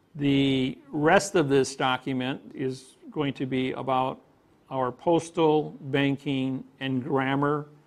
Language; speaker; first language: English; native; English